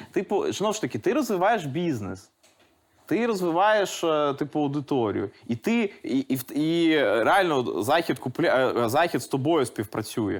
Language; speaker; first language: Ukrainian; native; Ukrainian